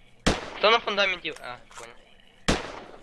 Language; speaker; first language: Russian; native; Russian